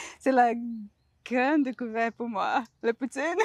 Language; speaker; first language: French; non-native, learner; Portuguese